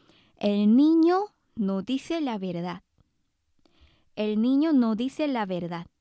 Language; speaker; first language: Spanish; non-native, fluent; Korean